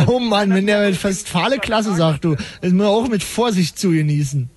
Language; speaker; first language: German; native; German